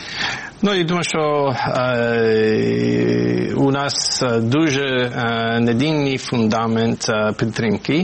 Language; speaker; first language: Ukrainian; non-native, fluent; English